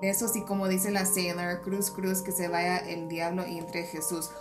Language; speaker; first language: Spanish; early bilingual, heritage; Spanish